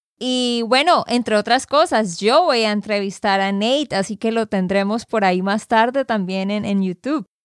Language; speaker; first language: Spanish; native; Spanish